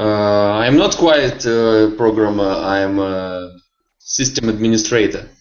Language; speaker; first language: English; non-native, learner; Russian